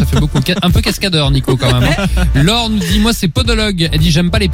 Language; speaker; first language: French; native; French